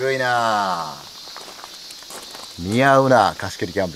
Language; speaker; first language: Japanese; native; Japanese